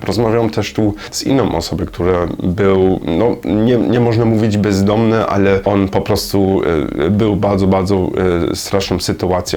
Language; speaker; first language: Polish; non-native, learner; German